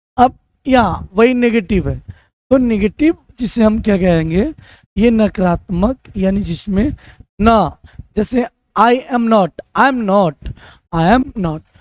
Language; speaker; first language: Hindi; native; Hindi